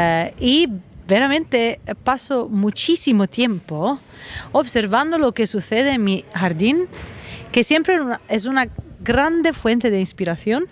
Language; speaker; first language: Spanish; non-native, fluent; Italian